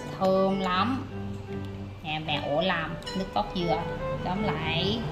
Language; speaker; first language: Vietnamese; non-native, learner; Thai